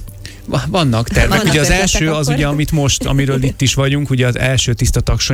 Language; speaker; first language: Hungarian; native; Hungarian